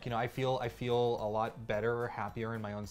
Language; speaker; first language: English; native; English